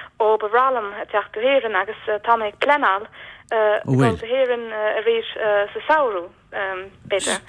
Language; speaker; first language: Irish; non-native, fluent; German